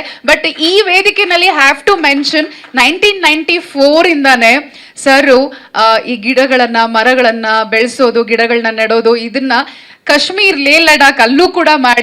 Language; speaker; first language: Kannada; native; Kannada